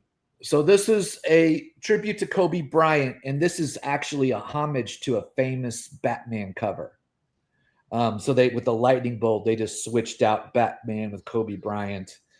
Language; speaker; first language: English; native; English